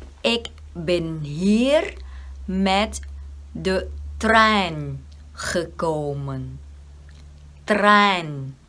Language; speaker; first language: Dutch; non-native, learner; Thai